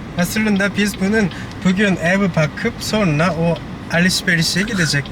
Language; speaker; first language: Turkish; non-native, learner; Korean